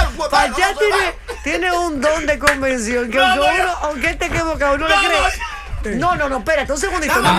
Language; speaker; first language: Spanish; native; Spanish